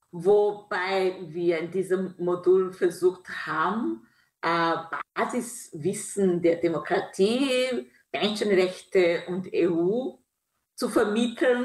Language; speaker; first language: German; non-native, fluent; Kinyarwanda